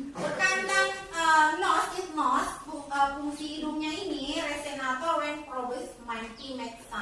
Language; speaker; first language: English; non-native, learner; Indonesian